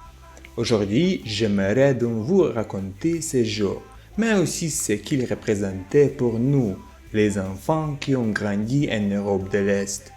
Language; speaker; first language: French; non-native, fluent; Russian